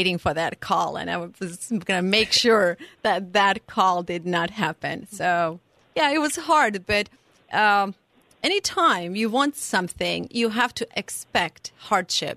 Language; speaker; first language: English; non-native, fluent; Serbian